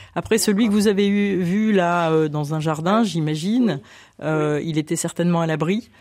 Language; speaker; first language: French; native; French